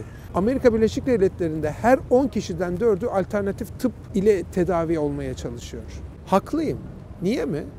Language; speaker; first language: Turkish; native; Turkish